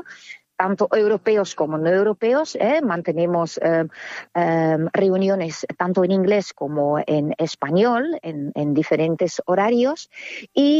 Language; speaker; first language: Spanish; non-native, fluent; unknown